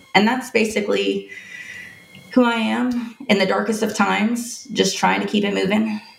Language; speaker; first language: English; native; English